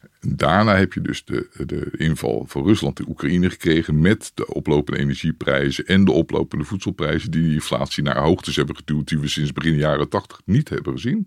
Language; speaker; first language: Dutch; native; Dutch